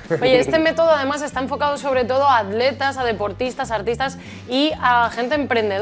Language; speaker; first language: Spanish; native; Spanish